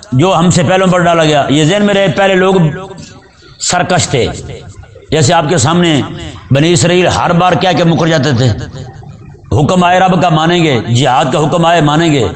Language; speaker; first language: Urdu; non-native, local second language; Punjabi